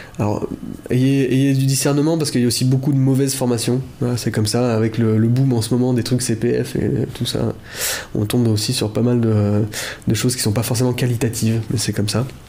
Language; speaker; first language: French; native; French